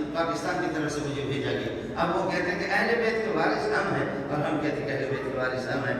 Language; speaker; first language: Urdu; non-native, local second language; Baluchi